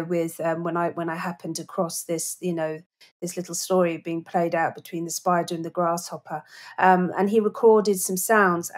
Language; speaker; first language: English; native; English